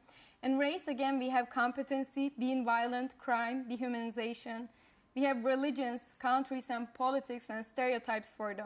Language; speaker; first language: English; non-native, fluent; Turkish